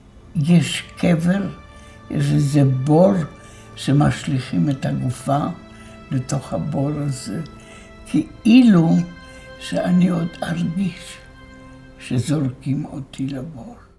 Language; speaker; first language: Hebrew; non-native, fluent; Polish